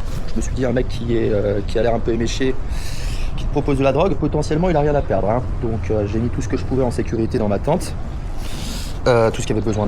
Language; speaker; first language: French; native; French